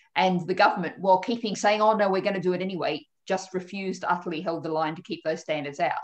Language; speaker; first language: English; native; English